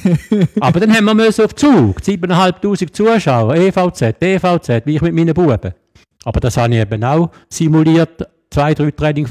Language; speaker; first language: German; native; German